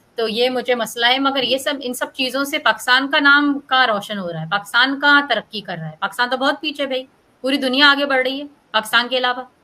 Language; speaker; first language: Urdu; native; Urdu